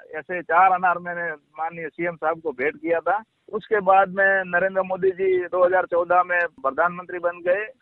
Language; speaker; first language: Hindi; non-native, local second language; Gujarati